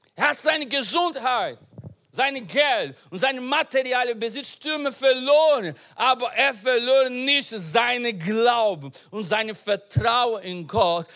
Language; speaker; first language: German; non-native, learner; Portuguese